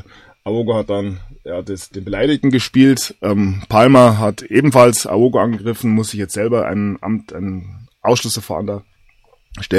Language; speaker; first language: German; native; German